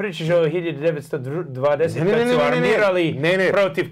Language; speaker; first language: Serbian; early bilingual, heritage; English